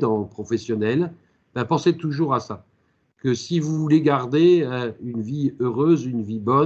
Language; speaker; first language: French; native; French